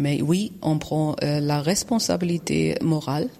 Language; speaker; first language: French; non-native, learner; German